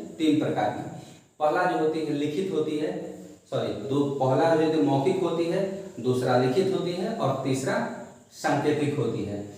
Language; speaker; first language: Hindi; non-native, local second language; Bhojpuri